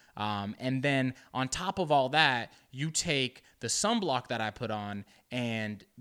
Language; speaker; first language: English; early bilingual, other home language; Spanish